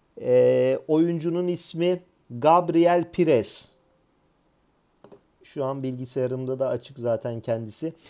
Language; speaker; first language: Turkish; native; Turkish